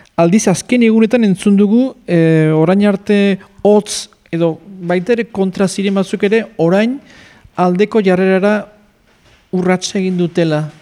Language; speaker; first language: Basque; native; Basque